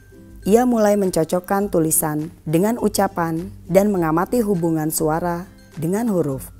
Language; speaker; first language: Indonesian; native; Indonesian